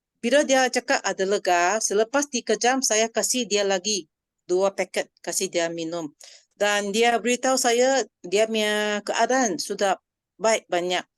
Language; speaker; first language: Malay; non-native, local second language; Chinese